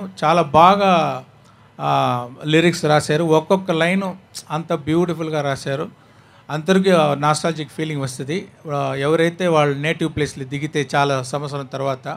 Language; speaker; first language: Telugu; non-native, learner; Tamil